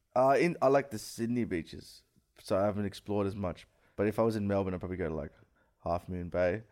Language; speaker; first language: English; early bilingual, other home language; Hindi